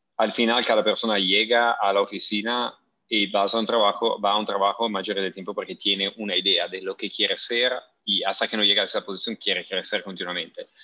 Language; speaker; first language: Spanish; non-native, fluent; Italian